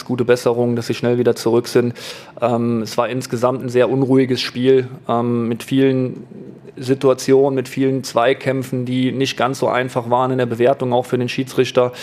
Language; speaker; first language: German; native; German